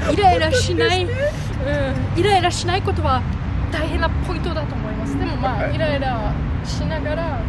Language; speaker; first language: Japanese; non-native, fluent; German